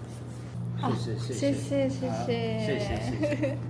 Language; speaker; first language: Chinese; non-native, learner; Japanese